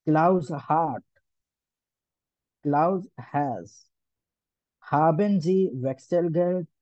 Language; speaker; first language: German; non-native, learner; Hindi